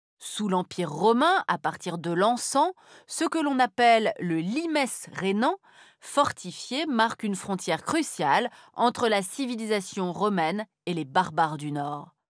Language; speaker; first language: French; native; French